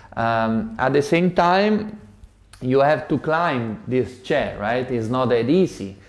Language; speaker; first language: English; non-native, learner; Italian